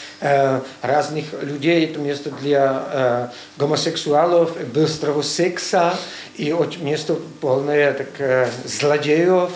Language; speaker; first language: Russian; non-native, learner; Czech